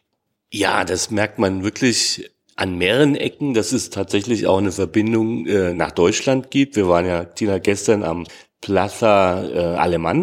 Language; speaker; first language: German; native; German